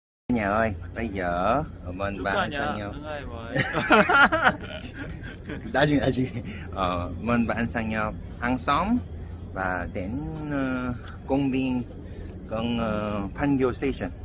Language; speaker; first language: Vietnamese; non-native, learner; Korean